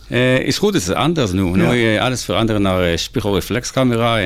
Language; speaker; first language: Dutch; non-native, learner; Hebrew